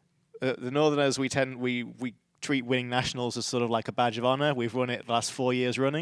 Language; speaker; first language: English; native; English